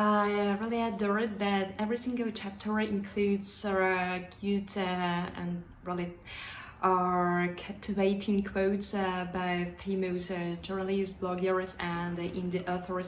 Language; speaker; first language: English; non-native, fluent; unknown